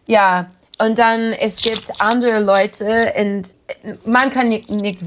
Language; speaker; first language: German; non-native, learner; English